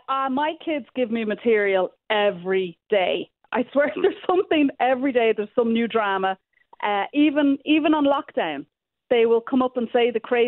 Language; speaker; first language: English; native; English